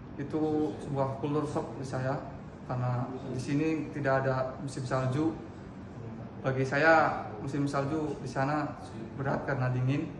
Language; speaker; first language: Indonesian; native; Indonesian